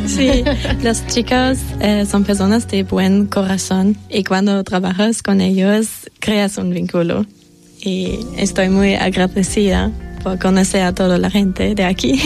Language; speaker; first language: Spanish; non-native, fluent; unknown